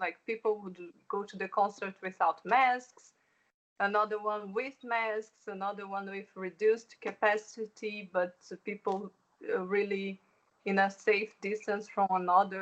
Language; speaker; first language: English; non-native, fluent; Portuguese